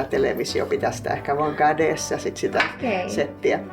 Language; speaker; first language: Finnish; native; Finnish